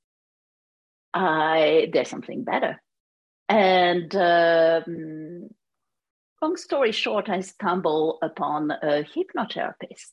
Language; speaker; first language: English; non-native, fluent; French